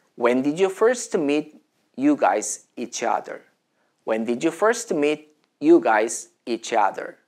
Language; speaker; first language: English; non-native, fluent; Korean